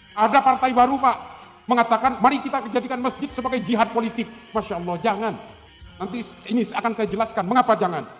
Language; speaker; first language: Indonesian; non-native, local second language; Madurese